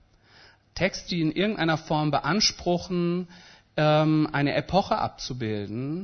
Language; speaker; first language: German; native; German